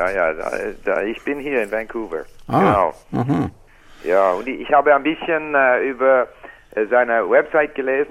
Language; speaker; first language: German; non-native, learner; English